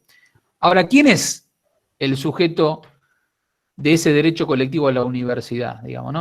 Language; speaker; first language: Spanish; native; Spanish